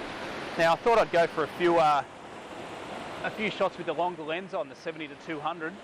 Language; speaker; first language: English; native; English